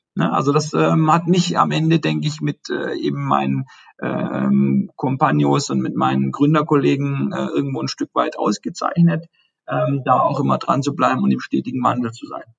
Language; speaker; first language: German; early bilingual, other home language; Turkish